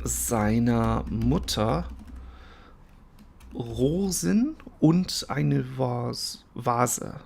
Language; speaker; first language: German; non-native, fluent; English